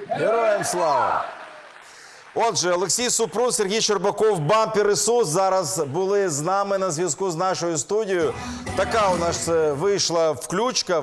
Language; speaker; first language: Ukrainian; native; Ukrainian